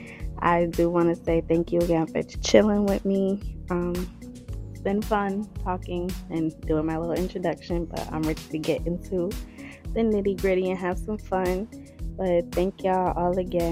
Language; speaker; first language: English; native; English